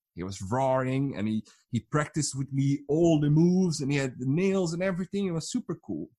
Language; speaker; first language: English; non-native, fluent; Dutch